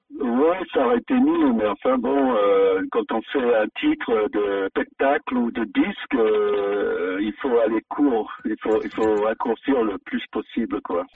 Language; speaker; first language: French; non-native, fluent; English